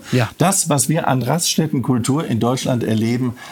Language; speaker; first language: German; native; German